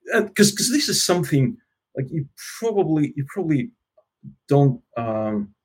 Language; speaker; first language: English; non-native, fluent; Russian